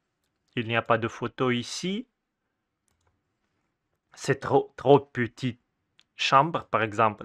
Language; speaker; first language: French; non-native, fluent; Russian